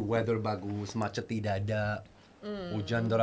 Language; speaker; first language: Indonesian; non-native, learner; French